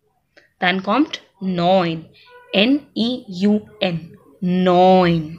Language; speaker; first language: German; non-native, fluent; Hindi